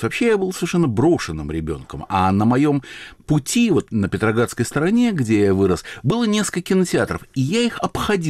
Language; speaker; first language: Russian; native; Russian